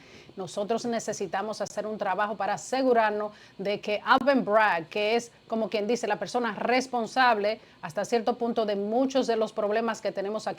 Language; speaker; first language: Spanish; native; Spanish